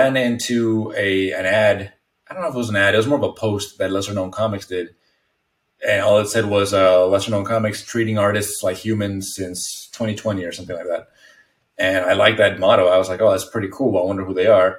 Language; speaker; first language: English; non-native, fluent; Spanish